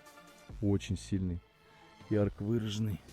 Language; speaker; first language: Russian; native; Russian